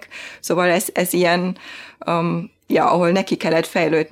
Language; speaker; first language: Hungarian; non-native, fluent; German